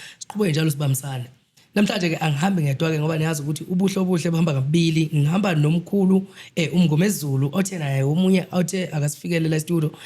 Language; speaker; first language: Zulu; native; Zulu